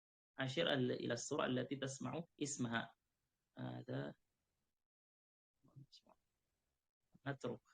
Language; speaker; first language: Arabic; non-native, fluent; Indonesian